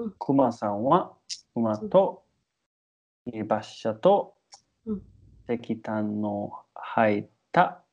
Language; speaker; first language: Japanese; non-native, learner; English